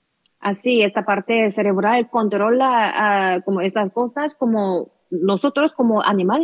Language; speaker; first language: Spanish; non-native, learner; Korean